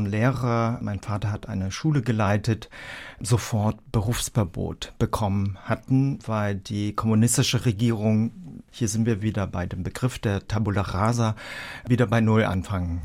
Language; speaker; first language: German; early bilingual, other home language; Vietnamese